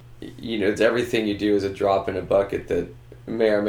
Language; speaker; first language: English; native; English